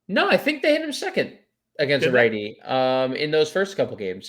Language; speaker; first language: English; native; English